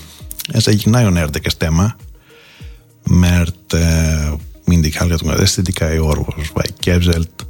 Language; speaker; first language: Hungarian; non-native, learner; Greek